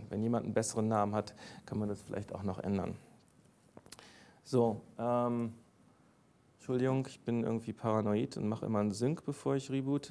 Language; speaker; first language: German; native; German